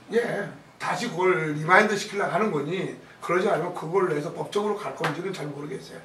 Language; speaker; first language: Korean; native; Korean